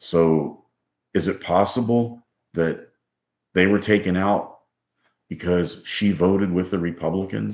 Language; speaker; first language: English; native; English